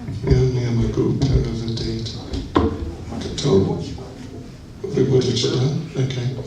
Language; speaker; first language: Russian; non-native, learner; English